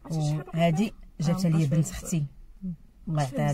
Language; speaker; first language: Arabic; native; Arabic